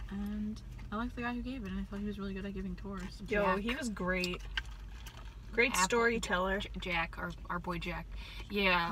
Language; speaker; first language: English; native; English